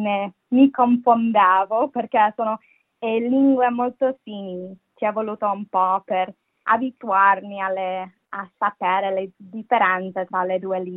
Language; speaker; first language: Italian; non-native, fluent; English